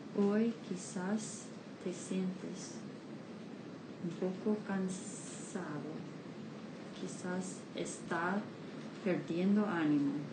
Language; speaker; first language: Spanish; non-native, learner; English